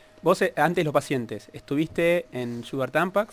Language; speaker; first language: Spanish; native; Spanish